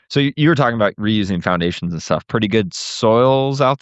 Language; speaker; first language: English; native; English